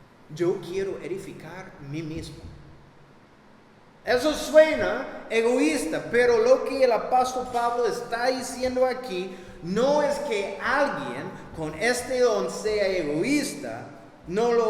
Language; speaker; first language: Spanish; non-native, fluent; English